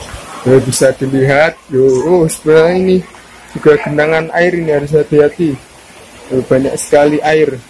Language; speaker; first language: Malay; non-native, local second language; Javanese